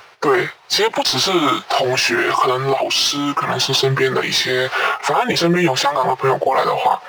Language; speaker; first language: Chinese; non-native, local second language; Cantonese